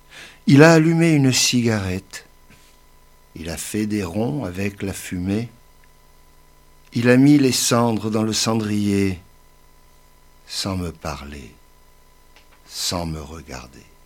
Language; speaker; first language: French; native; French